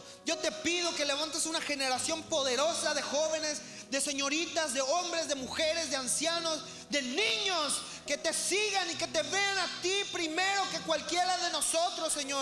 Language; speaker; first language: Spanish; native; Spanish